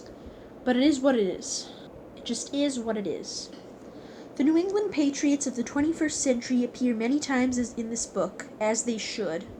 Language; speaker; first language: English; native; English